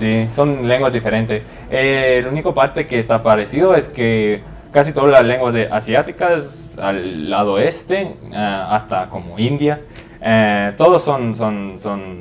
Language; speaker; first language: Spanish; non-native, fluent; English